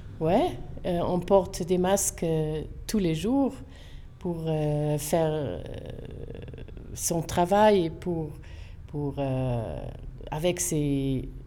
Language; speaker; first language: French; non-native, local second language; German